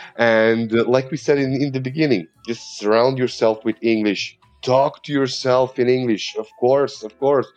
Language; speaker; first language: English; non-native, fluent; Serbian